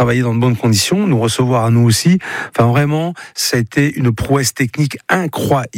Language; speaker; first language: French; native; French